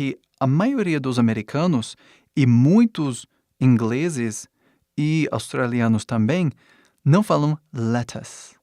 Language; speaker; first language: Portuguese; non-native, fluent; English